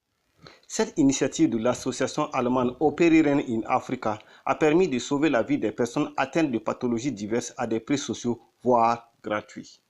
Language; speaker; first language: French; native; French